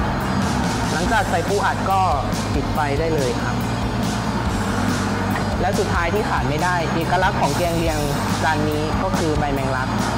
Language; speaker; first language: Thai; native; Thai